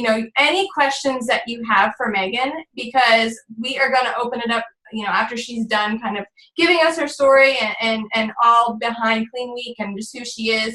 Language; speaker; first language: English; native; English